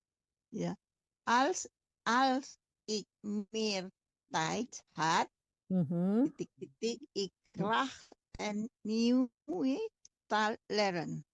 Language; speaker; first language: Dutch; non-native, learner; Indonesian